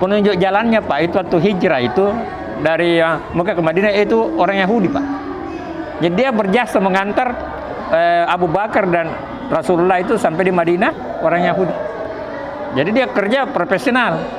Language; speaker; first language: Indonesian; native; Indonesian